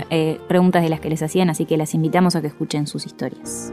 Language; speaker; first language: Spanish; native; Spanish